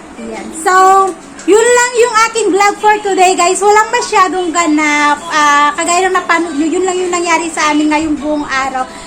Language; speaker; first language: Filipino; native; Filipino